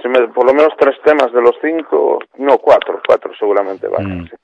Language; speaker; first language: Spanish; non-native, local second language; Galician